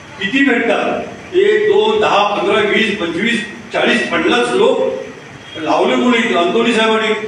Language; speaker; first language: Marathi; native; Marathi